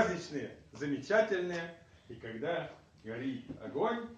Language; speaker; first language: Russian; native; Russian